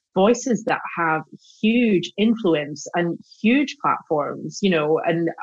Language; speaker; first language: English; native; English